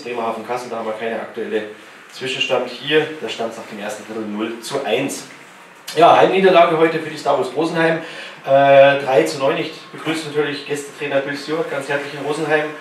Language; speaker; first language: German; native; German